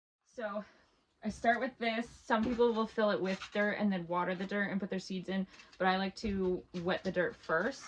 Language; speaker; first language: English; native; English